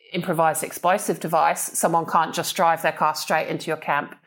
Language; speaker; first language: English; native; English